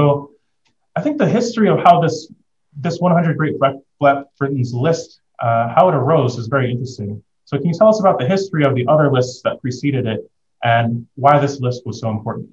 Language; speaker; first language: English; native; English